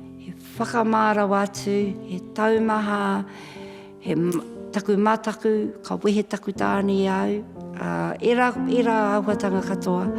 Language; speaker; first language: Māori; non-native, local second language; English